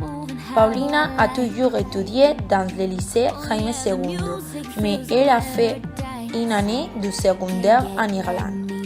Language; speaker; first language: French; non-native, learner; Spanish